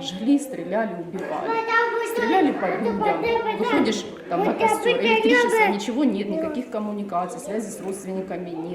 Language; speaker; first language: Russian; native; Russian